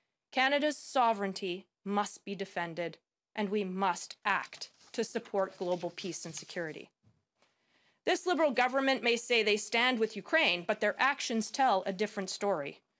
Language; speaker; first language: English; native; English